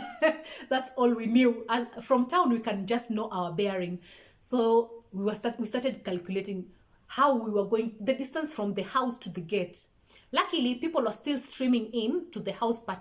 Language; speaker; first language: English; non-native, local second language; Swahili